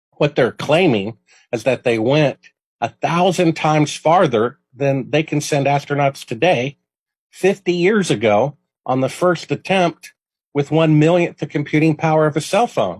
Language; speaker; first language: English; native; English